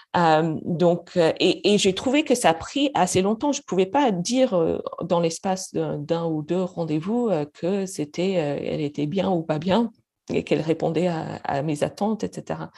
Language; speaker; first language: French; non-native, fluent; English